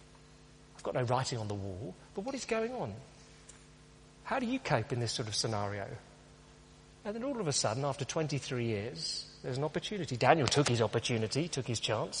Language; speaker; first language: English; native; English